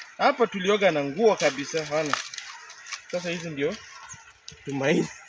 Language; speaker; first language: Swahili; non-native, local second language; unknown